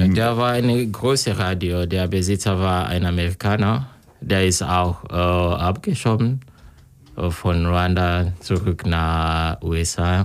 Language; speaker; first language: German; non-native, learner; Kinyarwanda